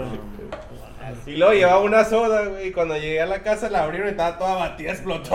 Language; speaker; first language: Spanish; native; Spanish